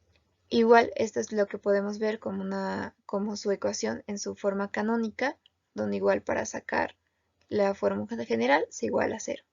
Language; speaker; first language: Spanish; native; Spanish